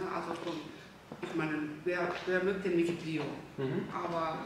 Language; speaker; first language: German; non-native, learner; Korean